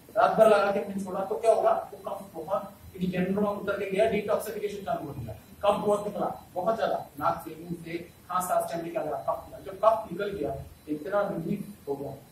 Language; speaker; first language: Hindi; non-native, local second language; Malayalam